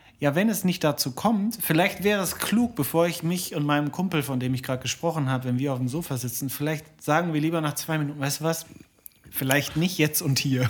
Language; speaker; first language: German; native; German